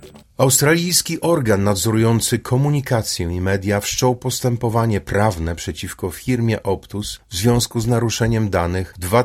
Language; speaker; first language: Polish; native; Polish